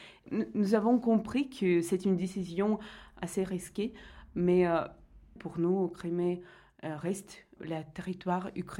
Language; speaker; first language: French; non-native, fluent; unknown